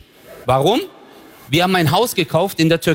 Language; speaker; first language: German; early bilingual, other home language; Turkish